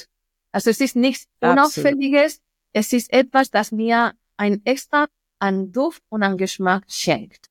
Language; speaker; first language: German; non-native, fluent; Spanish